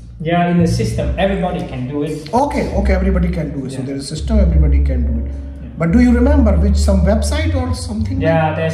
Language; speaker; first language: English; non-native, local second language; Hindi